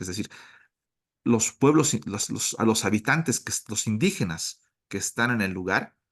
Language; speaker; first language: Spanish; native; Spanish